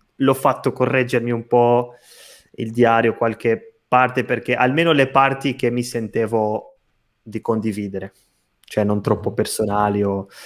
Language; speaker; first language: Italian; non-native, fluent; Portuguese